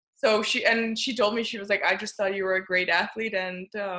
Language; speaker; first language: English; non-native, fluent; Czech